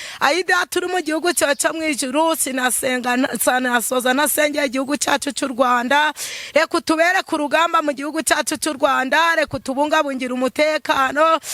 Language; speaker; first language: Kinyarwanda; native; Kinyarwanda